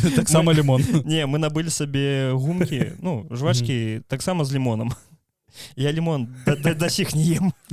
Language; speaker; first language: Belarusian; non-native, local second language; Russian